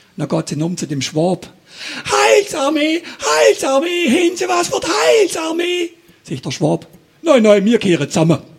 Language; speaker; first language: German; native; German